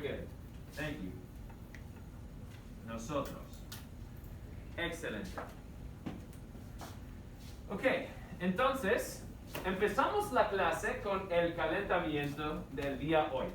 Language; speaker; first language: Spanish; non-native, fluent; English